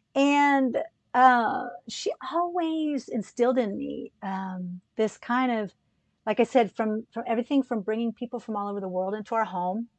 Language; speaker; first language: English; early bilingual, other home language; Spanish